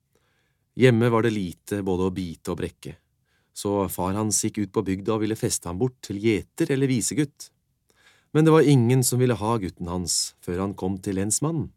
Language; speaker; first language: Norwegian; native; Norwegian